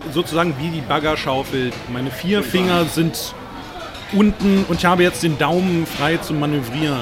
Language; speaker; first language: German; non-native, fluent; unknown